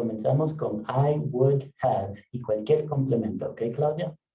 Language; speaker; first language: Spanish; non-native, fluent; English